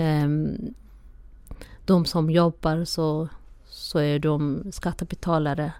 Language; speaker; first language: Swedish; non-native, fluent; Somali